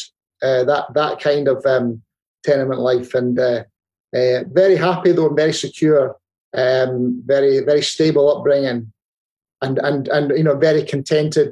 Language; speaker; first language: English; native; English